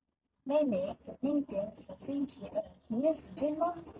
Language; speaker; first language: Chinese; non-native, learner; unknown